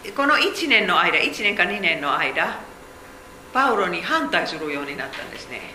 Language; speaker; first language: Japanese; non-native, fluent; Finnish